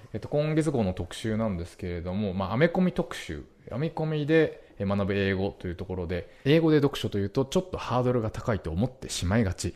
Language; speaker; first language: Japanese; native; Japanese